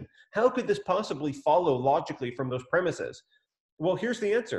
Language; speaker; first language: English; native; English